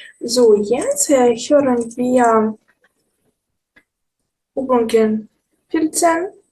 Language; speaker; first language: German; non-native, fluent; Ukrainian